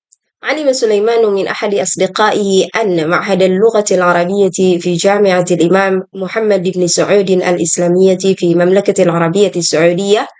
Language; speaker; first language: Arabic; non-native, fluent; Indonesian